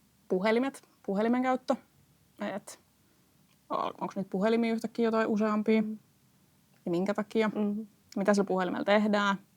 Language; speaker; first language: Finnish; native; Finnish